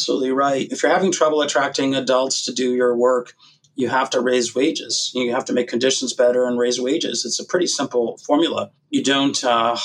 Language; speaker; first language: English; native; English